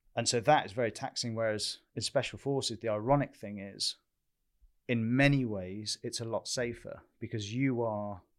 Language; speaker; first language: English; native; English